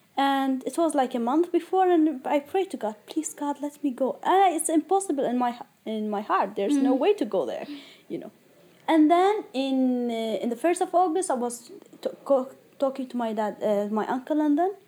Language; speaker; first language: English; non-native, fluent; Arabic